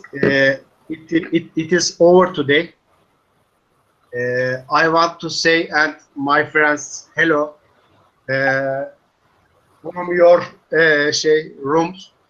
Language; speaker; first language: English; non-native, learner; Turkish